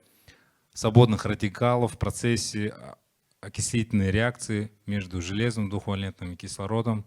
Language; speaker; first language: Russian; native; Russian